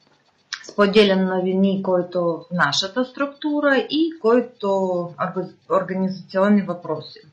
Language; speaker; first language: Bulgarian; non-native, fluent; Russian